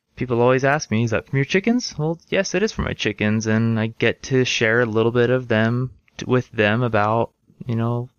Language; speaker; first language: English; native; English